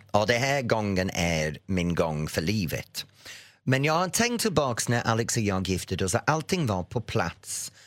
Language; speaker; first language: Swedish; non-native, fluent; English